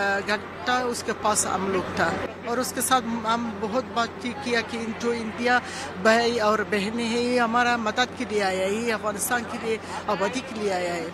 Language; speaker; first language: Hindi; non-native, learner; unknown